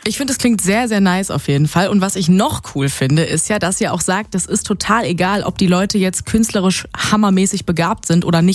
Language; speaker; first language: German; native; German